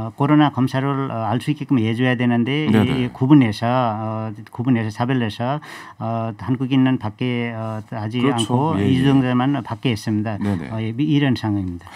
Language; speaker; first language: Korean; non-native, fluent; Nepali